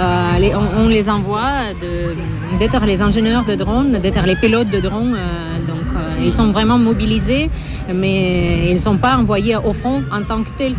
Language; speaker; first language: French; non-native, fluent; Russian